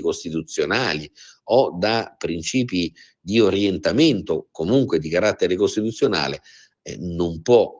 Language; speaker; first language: Italian; native; Italian